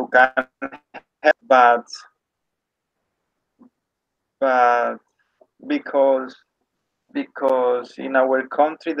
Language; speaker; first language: English; non-native, learner; Spanish